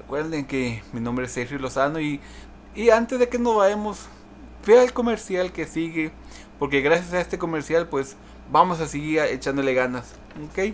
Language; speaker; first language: Spanish; early bilingual, heritage; Spanish